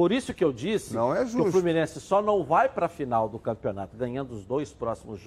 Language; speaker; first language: Portuguese; native; Portuguese